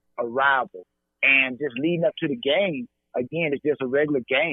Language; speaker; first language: English; native; English